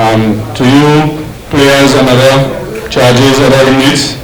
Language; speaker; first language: English; native; English